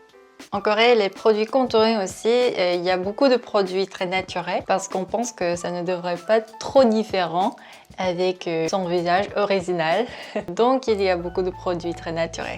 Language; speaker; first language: French; non-native, fluent; Korean